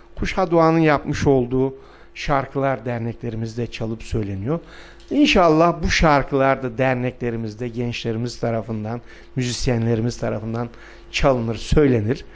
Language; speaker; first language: Turkish; non-native, local second language; Adyghe